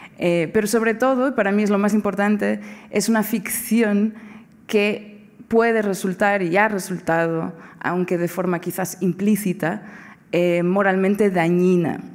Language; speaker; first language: Spanish; non-native, fluent; Portuguese